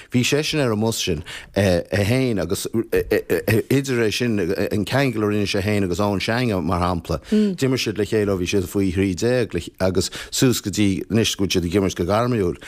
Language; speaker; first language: Irish; native; Irish